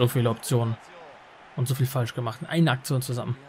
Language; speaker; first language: German; native; German